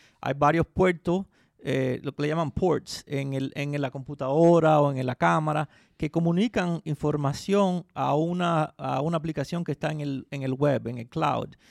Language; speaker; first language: Spanish; early bilingual, heritage; Spanish